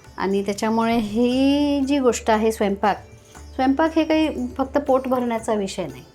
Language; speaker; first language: Marathi; native; Marathi